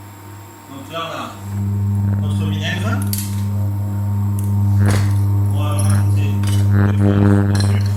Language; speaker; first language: French; native; French